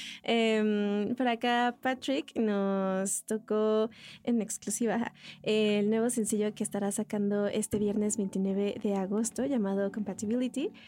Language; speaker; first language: Spanish; native; Spanish